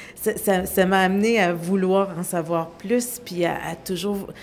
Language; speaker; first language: French; native; French